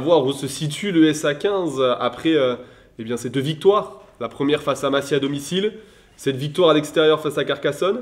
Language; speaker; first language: French; native; French